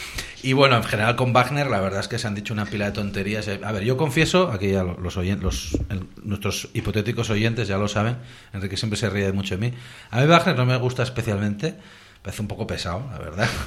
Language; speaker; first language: Spanish; native; Spanish